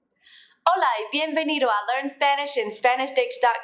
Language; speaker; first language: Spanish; non-native, fluent; English